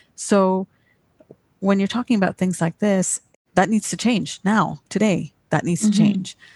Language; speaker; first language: English; native; English